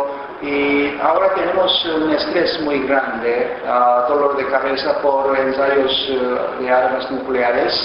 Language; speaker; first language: Spanish; non-native, fluent; Korean